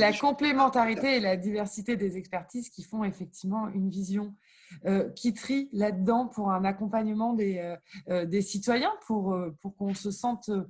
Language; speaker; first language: French; native; French